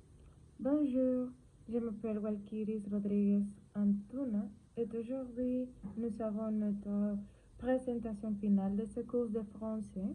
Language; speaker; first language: French; non-native, learner; Spanish